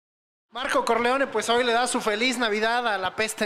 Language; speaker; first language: Spanish; native; Spanish